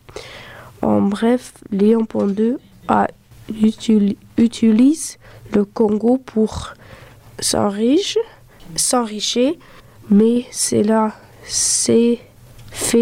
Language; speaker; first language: French; early bilingual, other home language; Dutch